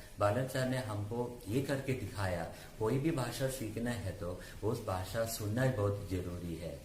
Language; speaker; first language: Hindi; non-native, local second language; Malayalam